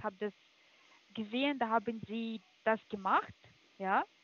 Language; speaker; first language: German; non-native, learner; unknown